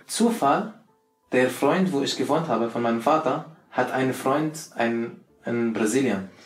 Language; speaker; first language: German; non-native, fluent; Arabic